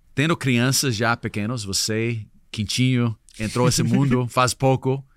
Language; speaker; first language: Portuguese; non-native, fluent; English